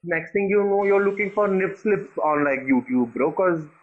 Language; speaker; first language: Hindi; native; Hindi